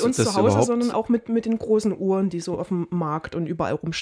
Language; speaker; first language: German; native; German